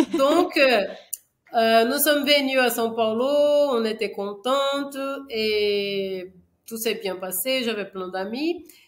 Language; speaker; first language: French; non-native, fluent; Portuguese